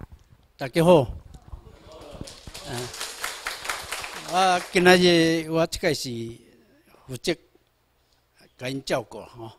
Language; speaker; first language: Chinese; non-native, local second language; Min Nan Chinese